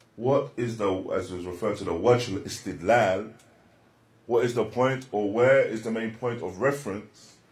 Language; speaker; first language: English; native; English